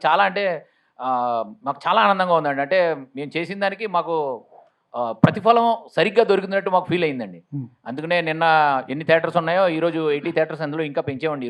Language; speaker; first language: Telugu; native; Telugu